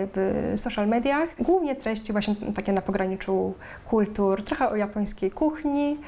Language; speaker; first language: Polish; native; Polish